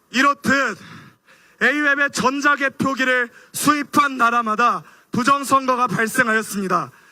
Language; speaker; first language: Korean; native; Korean